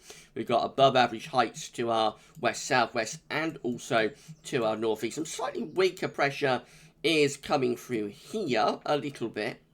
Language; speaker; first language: English; native; English